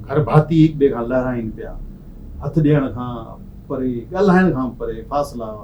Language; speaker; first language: Sindhi; native; Sindhi